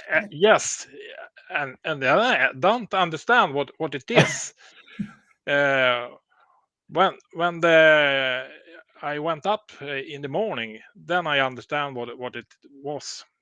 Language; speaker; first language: English; non-native, learner; Swedish